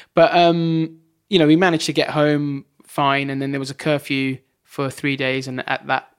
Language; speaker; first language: English; native; English